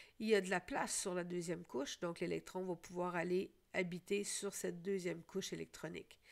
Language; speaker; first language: French; native; French